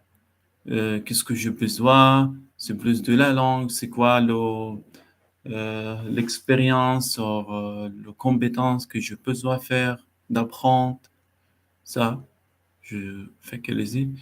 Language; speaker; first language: French; non-native, learner; Arabic